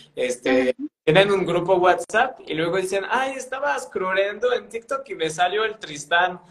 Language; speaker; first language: Spanish; non-native, fluent; French